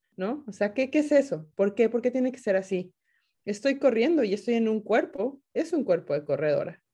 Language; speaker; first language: Spanish; native; Spanish